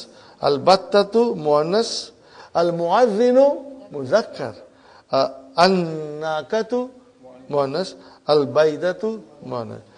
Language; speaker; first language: Arabic; non-native, fluent; English